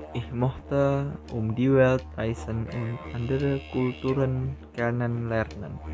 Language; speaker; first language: German; non-native, learner; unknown